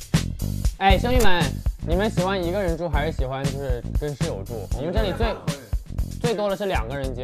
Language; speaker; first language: Chinese; native; Chinese